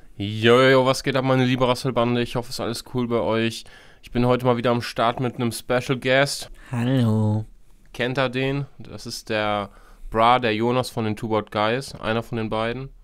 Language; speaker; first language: German; native; German